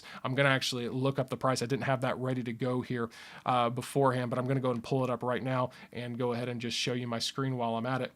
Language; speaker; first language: English; native; English